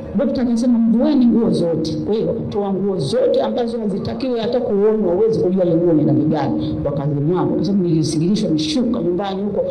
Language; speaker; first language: Swahili; native; Swahili